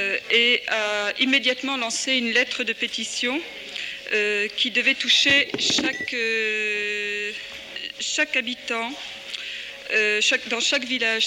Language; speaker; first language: French; native; French